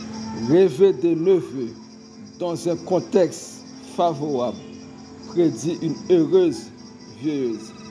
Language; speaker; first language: French; non-native, local second language; Haitian Creole